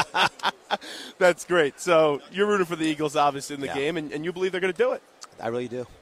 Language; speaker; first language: English; native; English